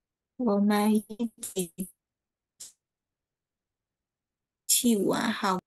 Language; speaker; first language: Chinese; non-native, learner; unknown